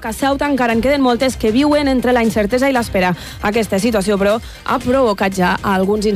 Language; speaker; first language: Catalan; native; Catalan